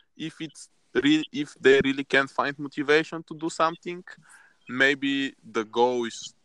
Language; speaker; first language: English; non-native, fluent; Bulgarian